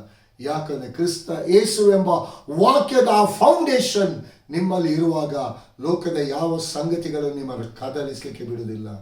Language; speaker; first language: Kannada; native; Kannada